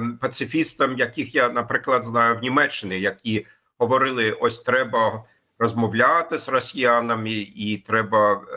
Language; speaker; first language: Ukrainian; non-native, fluent; German